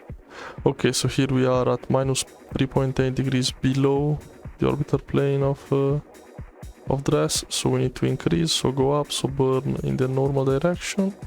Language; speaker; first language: English; non-native, fluent; Italian